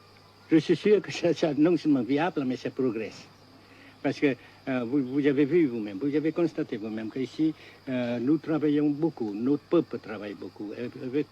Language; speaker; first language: French; non-native, local second language; Vietnamese